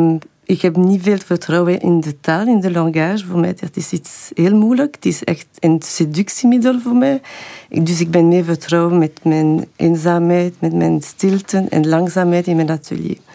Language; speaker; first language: Dutch; non-native, local second language; French